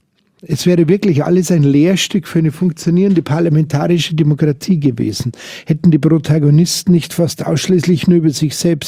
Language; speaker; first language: German; native; German